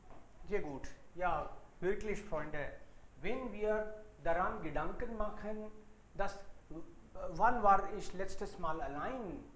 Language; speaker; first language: German; non-native, fluent; Hindi